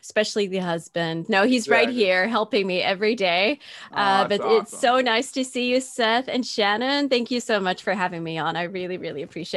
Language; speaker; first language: English; non-native, fluent; Dutch